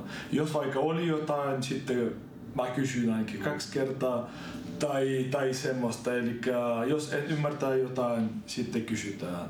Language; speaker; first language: Finnish; non-native, fluent; Ukrainian